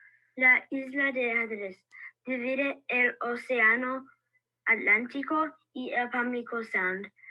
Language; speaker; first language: Spanish; non-native, learner; English